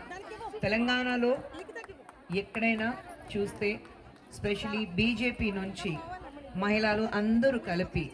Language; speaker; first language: Telugu; non-native, learner; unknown